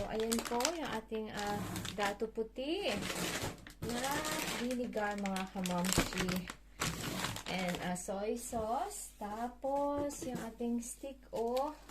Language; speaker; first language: Filipino; native; Filipino